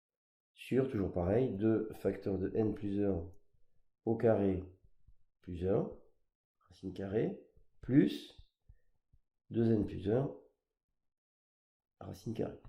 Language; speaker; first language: French; native; French